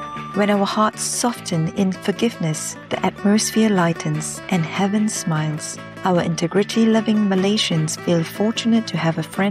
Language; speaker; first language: English; non-native, local second language; Malay